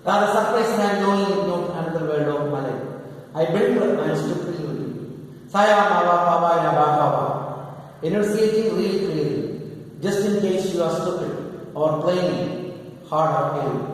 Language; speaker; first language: English; non-native, local second language; Malayalam